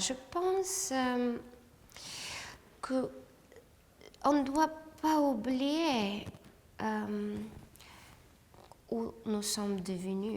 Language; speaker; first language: French; non-native, fluent; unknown